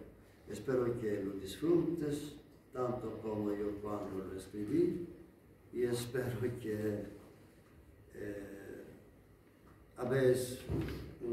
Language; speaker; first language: Spanish; non-native, learner; Greek